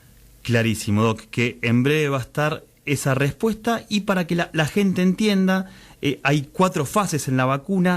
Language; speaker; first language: Spanish; native; Spanish